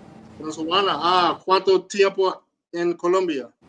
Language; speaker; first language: Spanish; non-native, learner; English